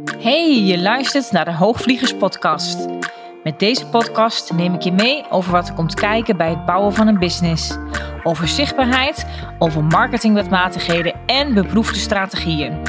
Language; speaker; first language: Dutch; native; Dutch